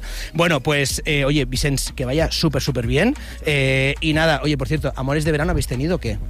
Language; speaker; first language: Spanish; native; Spanish